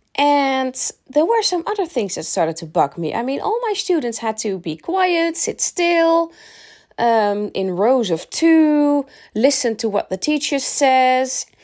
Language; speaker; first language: English; non-native, fluent; Dutch